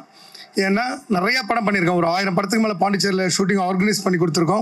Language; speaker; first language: Tamil; native; Tamil